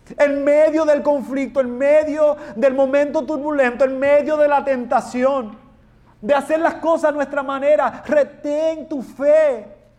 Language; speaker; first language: Spanish; non-native, fluent; English